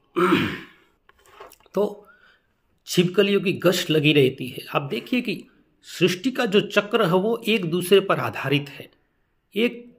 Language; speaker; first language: Hindi; non-native, local second language; Gujarati